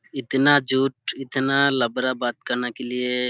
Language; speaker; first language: Hindi; non-native, learner; Bangla